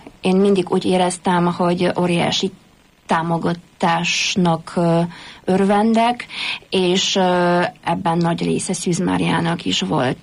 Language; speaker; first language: Hungarian; non-native, fluent; Polish